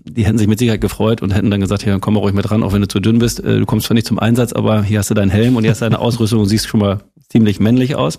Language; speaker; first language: German; native; German